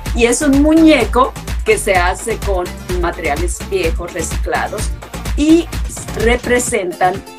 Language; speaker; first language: Spanish; native; Spanish